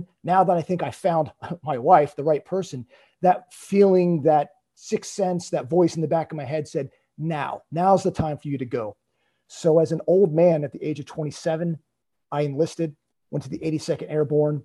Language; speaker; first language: English; native; English